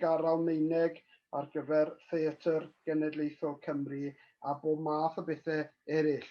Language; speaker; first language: Welsh; native; Welsh